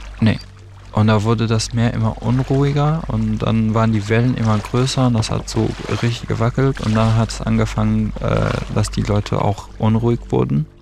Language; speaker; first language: German; non-native, fluent; Arabic